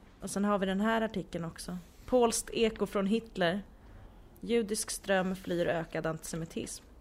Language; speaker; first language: Swedish; early bilingual, other home language; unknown